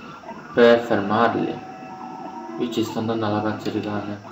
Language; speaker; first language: Italian; native; Italian